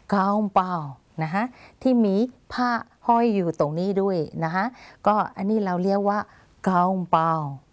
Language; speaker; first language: Thai; non-native, fluent; Burmese